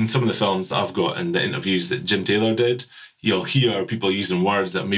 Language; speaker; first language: English; native; English